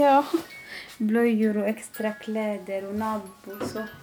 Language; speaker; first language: Swedish; non-native, learner; Arabic